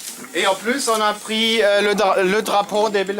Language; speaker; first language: French; non-native, learner; German